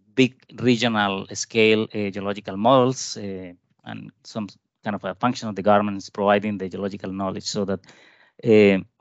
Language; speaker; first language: English; non-native, fluent; Spanish